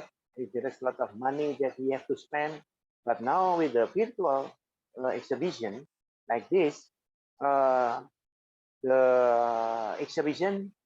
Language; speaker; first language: English; non-native, fluent; Indonesian